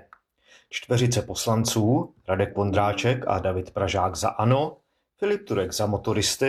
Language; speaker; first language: Czech; native; Czech